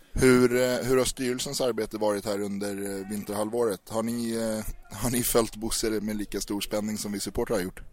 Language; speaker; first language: Swedish; native; Swedish